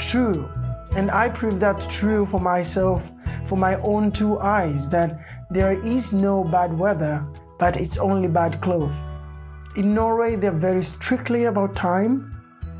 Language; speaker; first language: English; non-native, local second language; Swahili